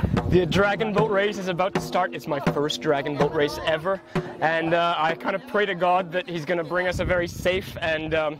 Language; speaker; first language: English; native; English